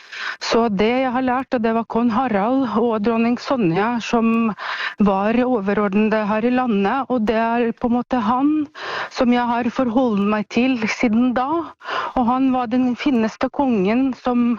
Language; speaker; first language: Norwegian; non-native, fluent; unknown